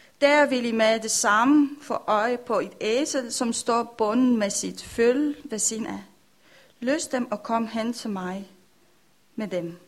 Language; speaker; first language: Danish; non-native, learner; Romanian